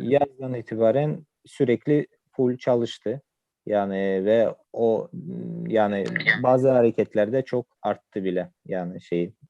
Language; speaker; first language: Turkish; non-native, fluent; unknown